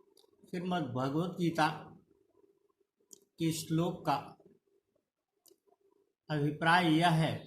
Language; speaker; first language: Hindi; native; Hindi